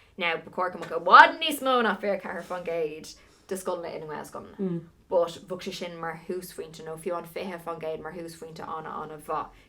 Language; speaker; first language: Irish; non-native, local second language; English